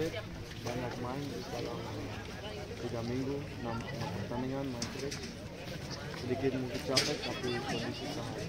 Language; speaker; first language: Indonesian; non-native, fluent; Dutch